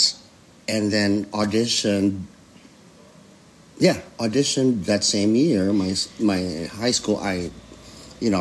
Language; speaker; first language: English; non-native, local second language; Filipino